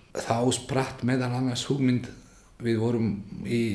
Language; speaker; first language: Icelandic; non-native, fluent; Bosnian